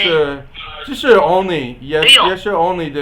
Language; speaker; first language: Chinese; non-native, learner; English